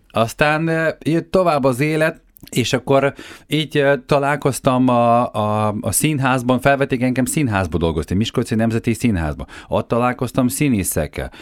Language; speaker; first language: Hungarian; non-native, fluent; Ukrainian